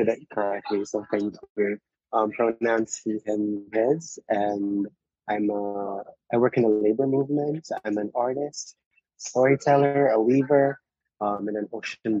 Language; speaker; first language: English; non-native, local second language; Filipino